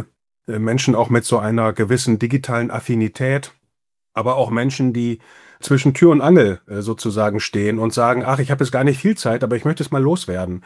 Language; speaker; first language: German; native; German